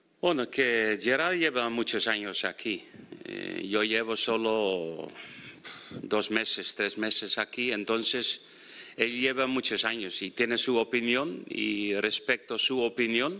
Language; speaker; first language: Spanish; non-native, fluent; Dutch